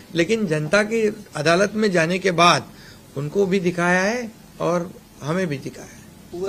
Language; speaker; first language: Hindi; non-native, local second language; Marathi